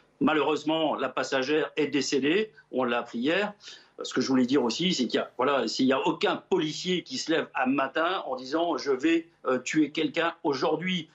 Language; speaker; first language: French; native; French